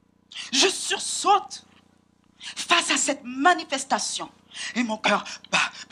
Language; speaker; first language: French; non-native, local second language; Haitian Creole